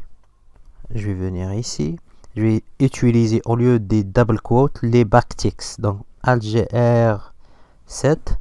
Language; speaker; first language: French; non-native, local second language; Arabic